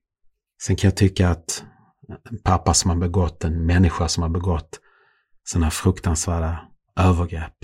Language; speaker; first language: Swedish; native; Swedish